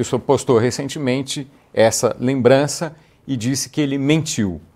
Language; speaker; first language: Portuguese; native; Portuguese